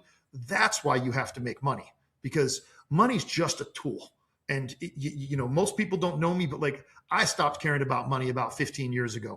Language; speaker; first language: English; native; English